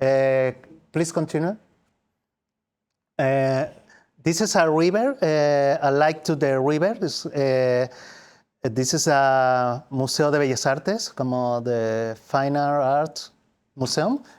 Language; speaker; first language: English; non-native, learner; Spanish